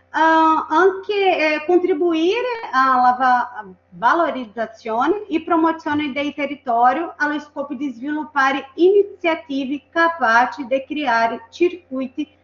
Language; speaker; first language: Italian; non-native, fluent; Portuguese